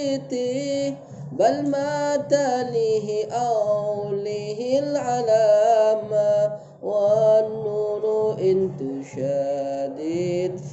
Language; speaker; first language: Arabic; non-native, fluent; Indonesian